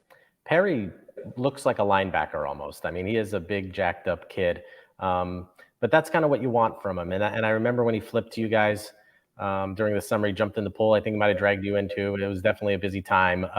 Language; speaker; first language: English; native; English